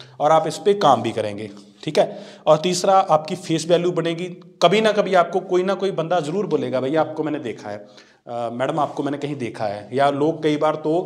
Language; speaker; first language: Hindi; non-native, local second language; Punjabi